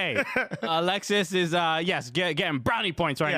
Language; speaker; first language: English; native; English